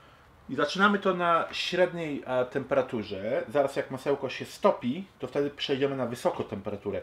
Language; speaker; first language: Polish; early bilingual, heritage; Polish